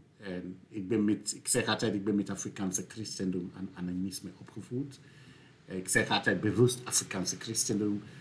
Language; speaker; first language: Dutch; non-native, fluent; English